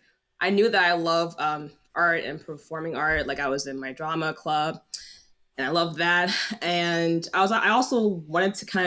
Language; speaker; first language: English; native; English